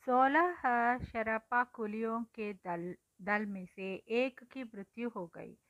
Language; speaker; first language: Hindi; non-native, local second language; Telugu